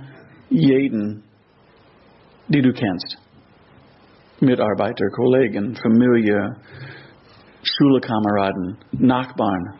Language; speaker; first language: German; non-native, fluent; English